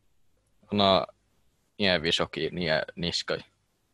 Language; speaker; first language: Russian; non-native, learner; Finnish